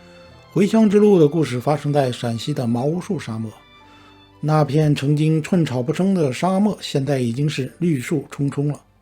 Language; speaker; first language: Chinese; native; Chinese